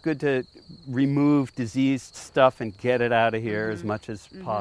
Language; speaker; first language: English; native; English